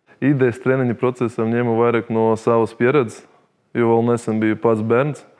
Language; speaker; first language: Latvian; non-native, local second language; Russian